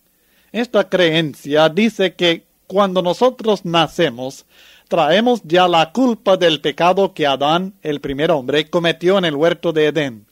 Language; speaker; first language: Spanish; native; Spanish